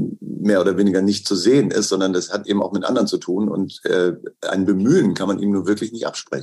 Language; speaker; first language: German; native; German